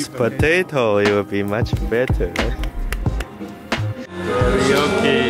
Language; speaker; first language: English; non-native, local second language; Chinese